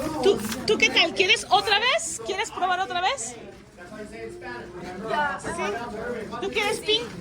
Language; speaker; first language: Spanish; non-native, fluent; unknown